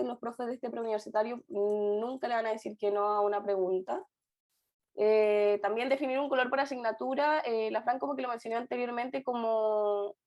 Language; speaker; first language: Spanish; native; Spanish